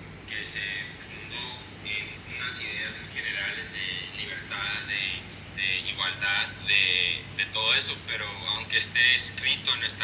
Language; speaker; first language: Spanish; non-native, fluent; English